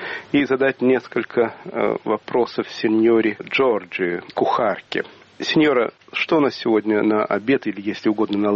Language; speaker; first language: Russian; native; Russian